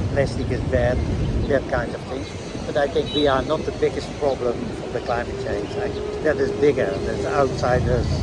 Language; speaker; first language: English; non-native, learner; Dutch